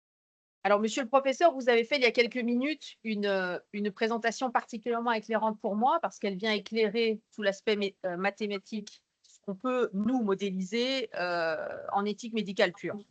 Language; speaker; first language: French; native; French